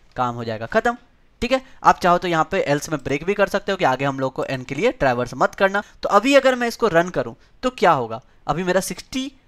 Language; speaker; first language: Hindi; native; Hindi